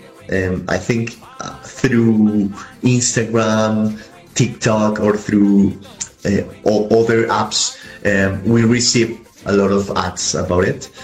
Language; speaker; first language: English; non-native, fluent; Spanish